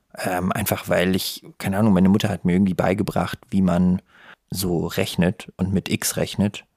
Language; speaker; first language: German; early bilingual, other home language; Russian